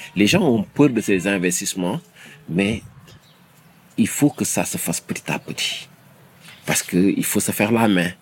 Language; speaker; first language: French; non-native, local second language; Wolof